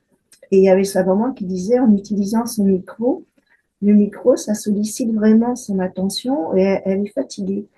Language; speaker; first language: French; native; French